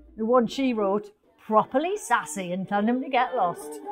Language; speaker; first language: English; native; English